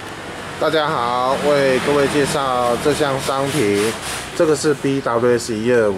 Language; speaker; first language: Chinese; native; Chinese